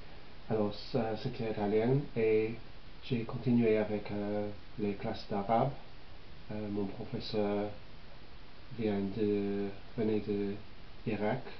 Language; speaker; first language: French; non-native, learner; English